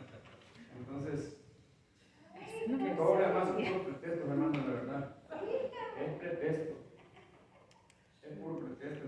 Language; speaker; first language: Spanish; native; Spanish